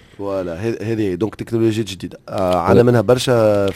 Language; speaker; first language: Arabic; native; Arabic